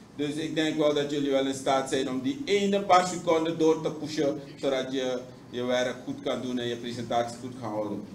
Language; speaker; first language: Dutch; native; Dutch